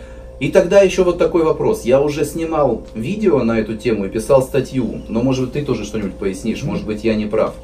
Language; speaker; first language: Russian; native; Russian